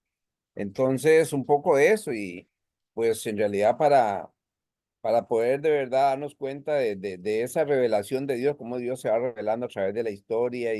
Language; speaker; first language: Spanish; native; Spanish